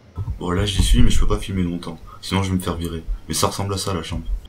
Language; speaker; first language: French; native; French